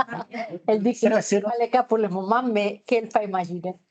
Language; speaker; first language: French; non-native, fluent; Spanish